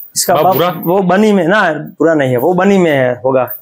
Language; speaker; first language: Hindi; non-native, local second language; Gujarati